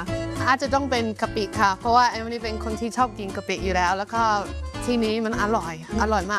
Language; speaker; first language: Thai; non-native, fluent; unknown